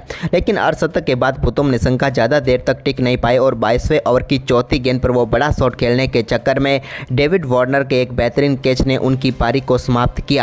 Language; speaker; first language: Hindi; native; Hindi